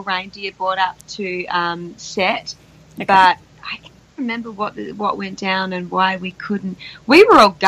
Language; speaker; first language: English; native; English